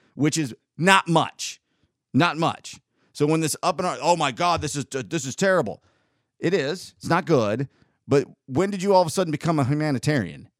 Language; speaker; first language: English; native; English